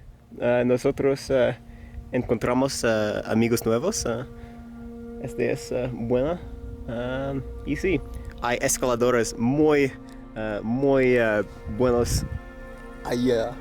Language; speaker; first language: Spanish; non-native, learner; English